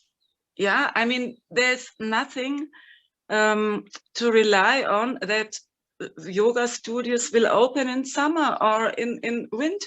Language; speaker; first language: English; non-native, fluent; German